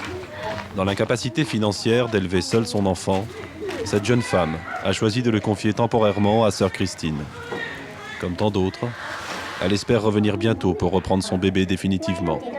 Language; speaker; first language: French; native; French